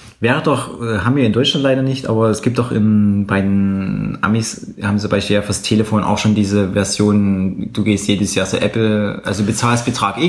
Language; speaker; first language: German; native; German